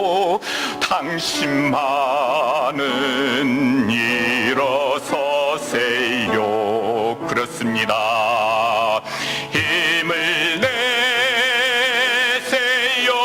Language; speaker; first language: Korean; native; Korean